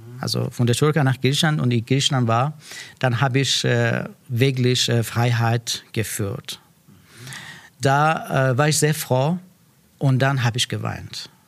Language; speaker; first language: German; non-native, learner; Persian